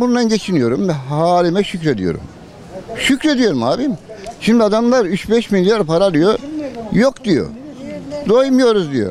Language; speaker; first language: Turkish; native; Turkish